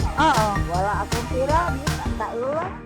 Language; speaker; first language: Filipino; non-native, local second language; Pangasinan